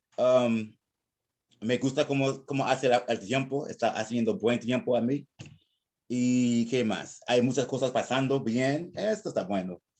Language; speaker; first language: Spanish; non-native, learner; English